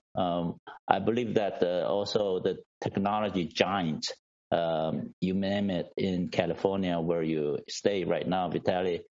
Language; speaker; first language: English; non-native, fluent; Chinese